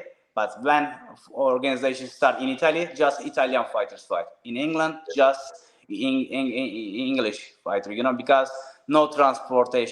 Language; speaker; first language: English; non-native, learner; Turkish